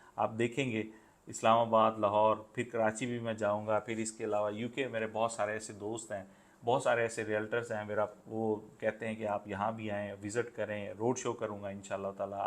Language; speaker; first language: Urdu; non-native, local second language; Punjabi